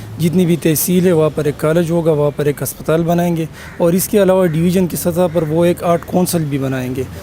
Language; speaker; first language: Urdu; non-native, local second language; Pashto